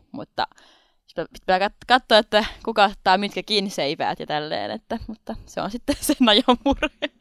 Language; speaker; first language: Finnish; non-native, local second language; Swedish